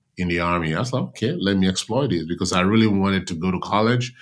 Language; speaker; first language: English; non-native, local second language; Yoruba